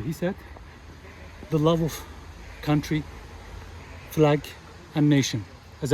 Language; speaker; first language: English; non-native, fluent; Turkish